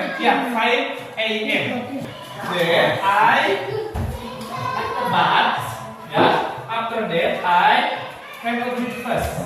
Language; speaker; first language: English; non-native, learner; Indonesian